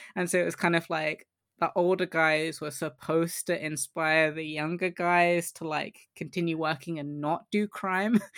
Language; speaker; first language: English; native; English